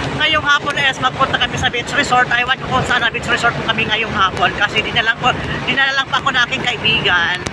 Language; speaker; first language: Filipino; non-native, local second language; Cebuano